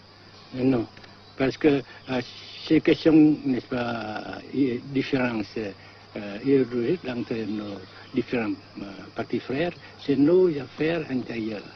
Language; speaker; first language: French; non-native, fluent; Vietnamese